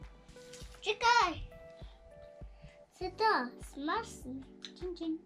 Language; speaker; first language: Indonesian; early bilingual, heritage; Indonesian